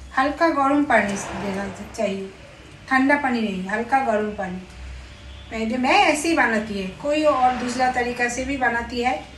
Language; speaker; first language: Hindi; non-native, local second language; Bangla